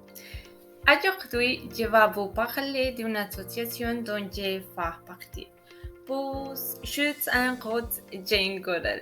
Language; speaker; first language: French; non-native, learner; Spanish